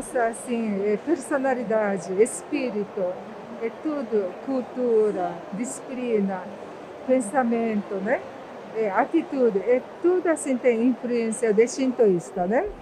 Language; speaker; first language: Portuguese; non-native, fluent; Japanese